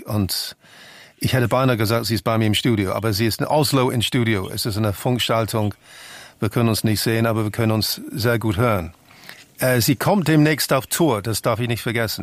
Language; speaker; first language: German; non-native, fluent; English